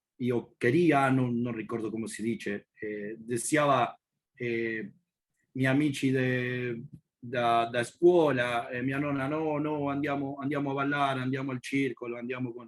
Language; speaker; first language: Italian; non-native, learner; Spanish